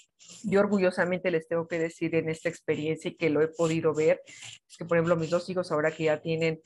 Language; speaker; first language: Spanish; native; Spanish